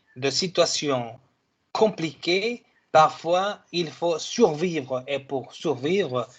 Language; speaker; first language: French; non-native, fluent; Spanish